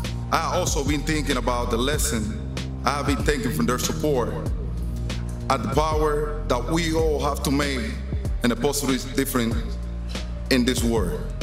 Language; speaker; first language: English; non-native, fluent; Spanish